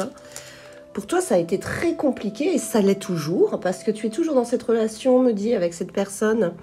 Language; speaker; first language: French; native; French